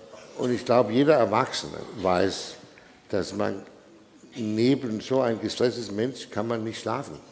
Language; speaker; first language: German; non-native, fluent; Danish